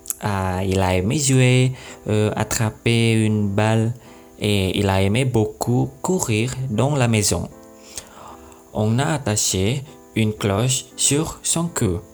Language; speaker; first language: French; non-native, learner; Indonesian